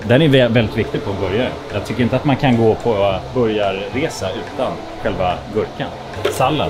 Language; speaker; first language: Swedish; native; Swedish